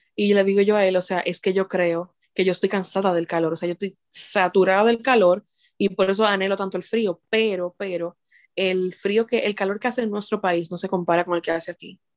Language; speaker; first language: Spanish; native; Spanish